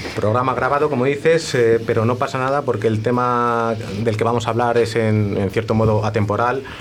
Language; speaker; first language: Spanish; native; Spanish